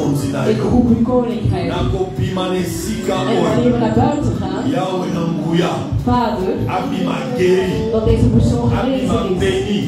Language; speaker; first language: Dutch; non-native, fluent; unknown